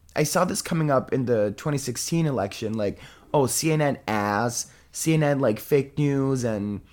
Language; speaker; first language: English; non-native, fluent; Italian